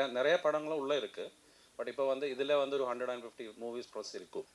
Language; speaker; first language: Tamil; non-native, fluent; Malayalam